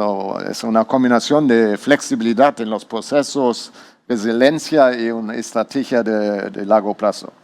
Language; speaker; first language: Spanish; non-native, learner; German